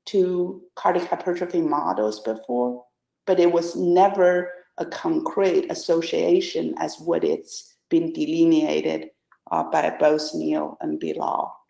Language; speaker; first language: English; non-native, fluent; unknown